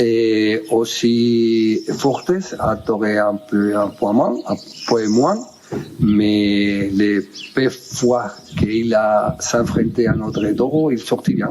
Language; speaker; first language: French; non-native, learner; Spanish